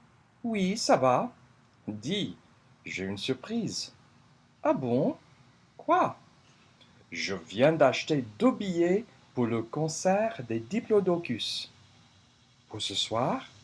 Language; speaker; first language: French; non-native, fluent; English